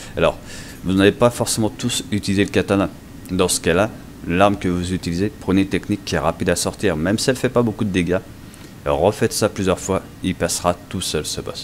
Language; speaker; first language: French; native; French